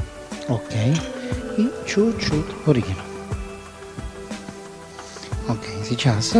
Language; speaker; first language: Russian; non-native, learner; Italian